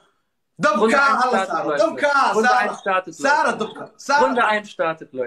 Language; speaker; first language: German; early bilingual, other home language; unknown